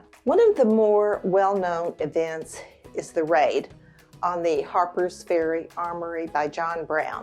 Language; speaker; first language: English; native; English